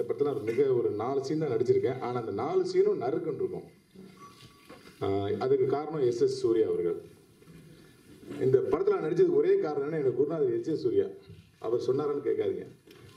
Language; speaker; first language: Tamil; native; Tamil